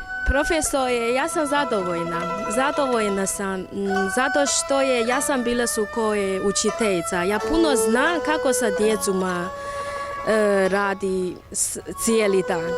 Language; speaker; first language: Bosnian; non-native, learner; Chinese